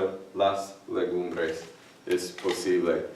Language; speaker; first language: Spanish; non-native, fluent; English